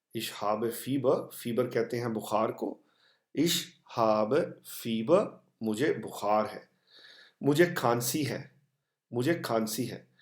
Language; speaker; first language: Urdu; non-native, local second language; Punjabi